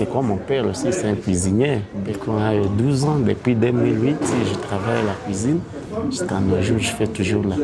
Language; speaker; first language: French; non-native, local second language; Swahili